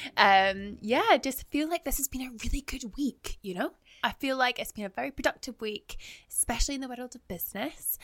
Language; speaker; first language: English; native; English